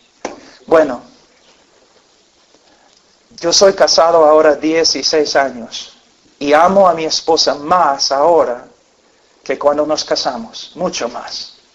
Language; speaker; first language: Spanish; non-native, fluent; English